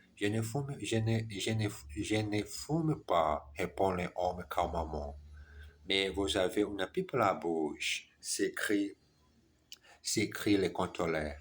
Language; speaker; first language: French; non-native, learner; German